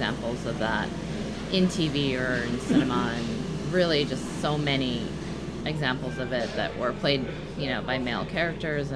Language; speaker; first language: English; native; English